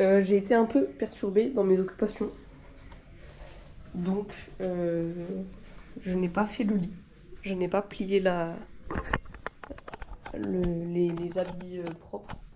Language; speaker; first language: French; native; French